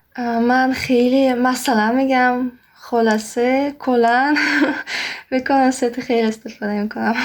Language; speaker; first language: Persian; non-native, fluent; Russian